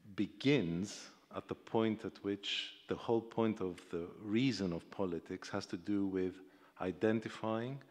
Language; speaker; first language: English; non-native, fluent; Greek